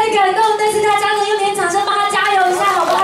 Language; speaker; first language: Chinese; native; Chinese